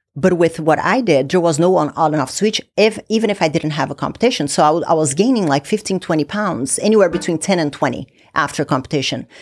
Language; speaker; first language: English; non-native, fluent; Portuguese